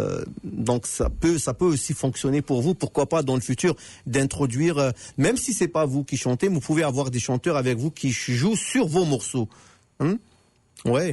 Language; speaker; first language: French; native; French